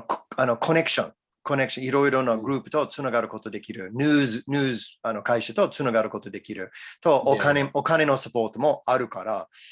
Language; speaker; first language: Japanese; non-native, learner; English